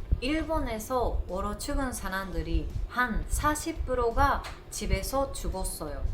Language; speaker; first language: Korean; non-native, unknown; Japanese